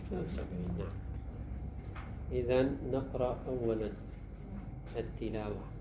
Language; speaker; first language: Arabic; non-native, fluent; Malay